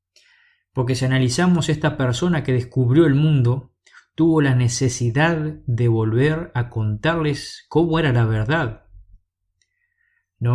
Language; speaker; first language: Spanish; native; Spanish